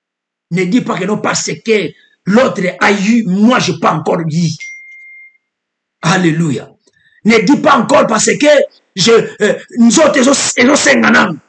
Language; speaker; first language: French; non-native, local second language; Lingala